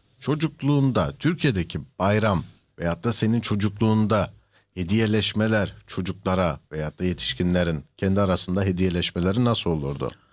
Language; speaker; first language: Turkish; early bilingual, heritage; Turkish